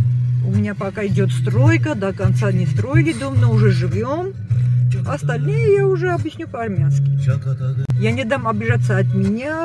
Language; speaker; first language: Russian; non-native, learner; Armenian